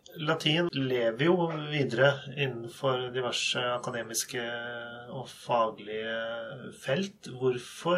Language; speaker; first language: Norwegian; native; Norwegian